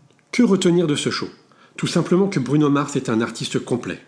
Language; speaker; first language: French; native; French